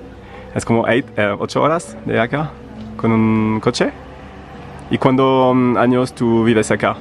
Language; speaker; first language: Spanish; non-native, learner; French